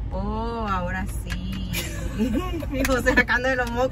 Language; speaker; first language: Spanish; native; Spanish